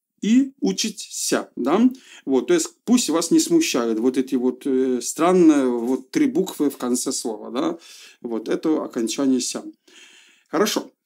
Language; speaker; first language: Russian; non-native, fluent; Polish